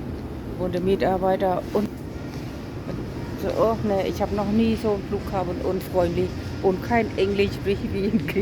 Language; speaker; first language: German; non-native, learner; Khmer